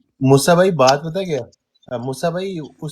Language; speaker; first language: Urdu; native; Urdu